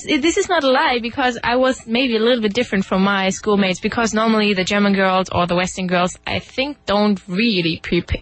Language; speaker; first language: English; non-native, fluent; German